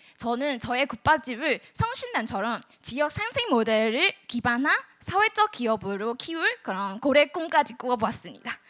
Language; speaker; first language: Korean; non-native, fluent; Burmese